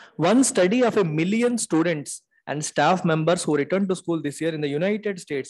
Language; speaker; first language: English; non-native, local second language; Telugu